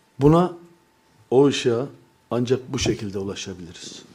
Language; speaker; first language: Turkish; native; Turkish